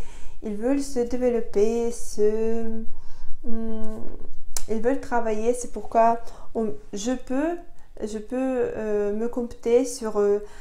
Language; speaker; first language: French; non-native, fluent; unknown